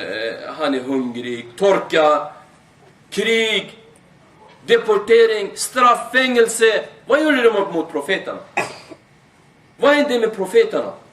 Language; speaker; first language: Swedish; non-native, fluent; Arabic